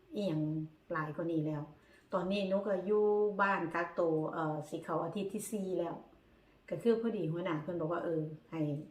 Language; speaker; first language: Thai; native; Thai